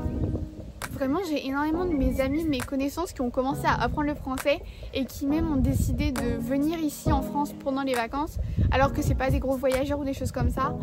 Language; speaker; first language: French; native; French